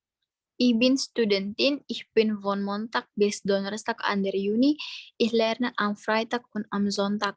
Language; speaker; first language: German; non-native, learner; Indonesian